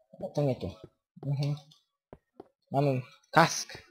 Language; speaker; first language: Polish; native; Polish